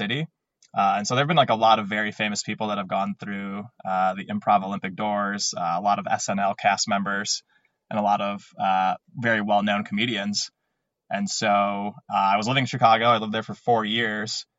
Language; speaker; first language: English; native; English